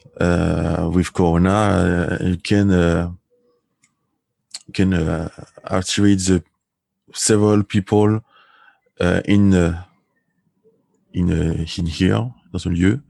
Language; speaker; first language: English; non-native, learner; French